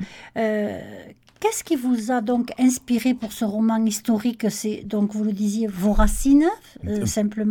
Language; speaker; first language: French; native; French